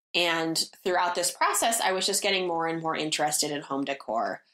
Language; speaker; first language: English; native; English